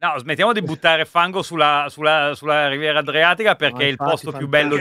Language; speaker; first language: Italian; native; Italian